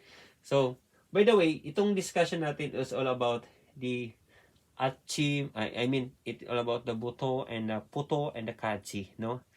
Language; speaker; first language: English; non-native, learner; Filipino